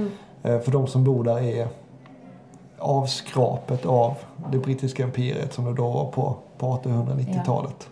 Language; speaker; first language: Swedish; native; Swedish